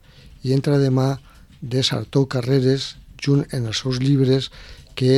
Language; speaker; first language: Catalan; native; Catalan